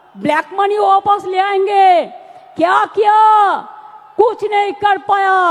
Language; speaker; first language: Hindi; non-native, local second language; Bangla